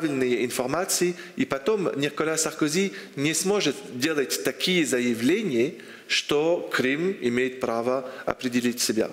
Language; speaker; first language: Russian; non-native, fluent; French